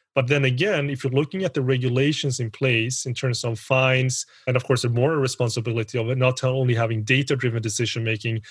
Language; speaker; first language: English; early bilingual, other home language; Spanish